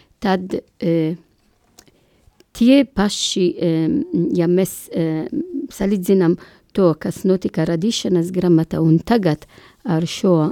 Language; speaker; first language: Latvian; non-native, learner; Italian